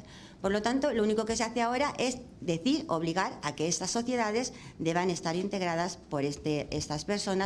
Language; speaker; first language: Spanish; native; Spanish